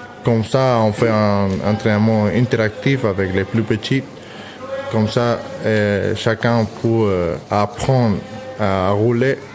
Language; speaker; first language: French; non-native, fluent; Spanish